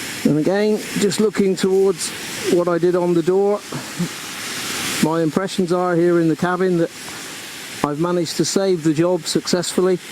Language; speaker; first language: English; native; English